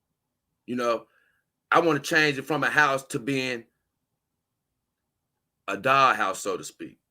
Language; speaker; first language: English; native; English